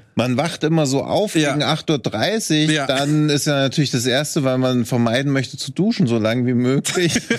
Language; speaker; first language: German; non-native, fluent; Spanish